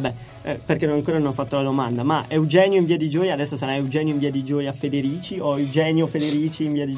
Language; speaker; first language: Italian; native; Italian